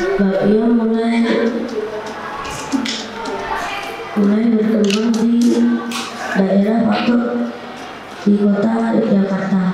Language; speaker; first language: Indonesian; native; Indonesian